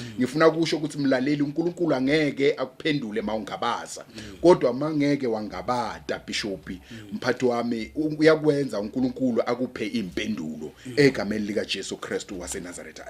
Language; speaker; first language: Zulu; non-native, local second language; Swati